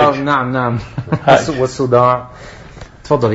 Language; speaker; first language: Arabic; non-native, fluent; Dutch